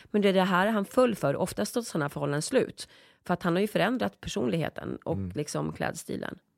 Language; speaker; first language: Swedish; early bilingual, other home language; Polish